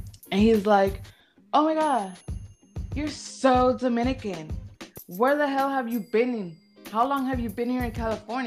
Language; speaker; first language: English; early bilingual, other home language; Spanish